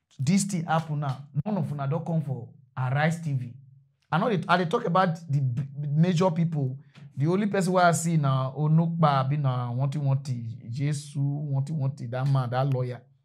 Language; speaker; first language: Nigerian Pidgin; non-native, local second language; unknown